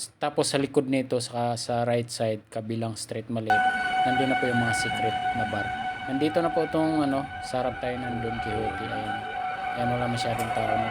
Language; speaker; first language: Filipino; native; Filipino